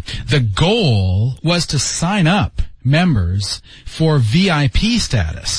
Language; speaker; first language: English; native; English